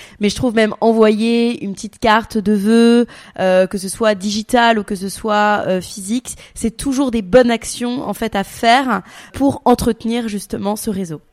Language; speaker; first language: French; native; French